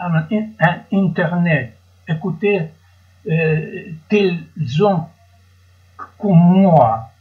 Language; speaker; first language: French; non-native, learner; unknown